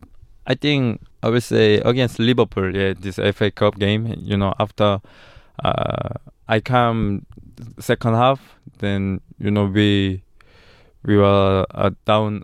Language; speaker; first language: English; non-native, learner; Korean